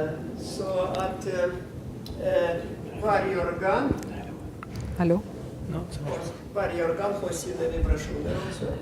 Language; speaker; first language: Swedish; non-native, fluent; Russian